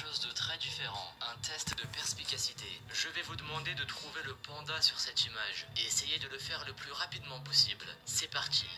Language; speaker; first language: French; native; French